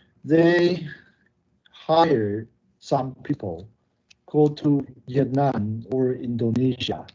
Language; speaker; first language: English; non-native, learner; Chinese